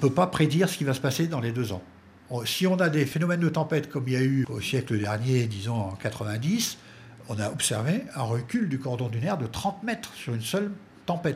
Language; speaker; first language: French; native; French